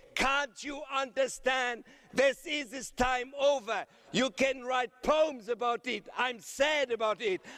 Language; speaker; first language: English; non-native, fluent; French